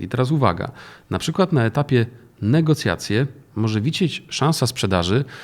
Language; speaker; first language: Polish; native; Polish